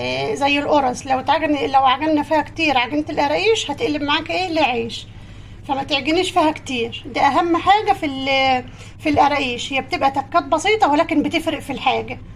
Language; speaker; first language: Arabic; native; Arabic